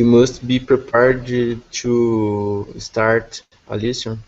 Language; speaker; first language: English; non-native, learner; Portuguese